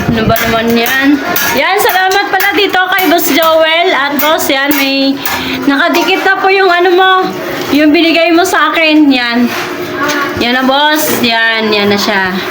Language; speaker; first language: Filipino; non-native, local second language; Cebuano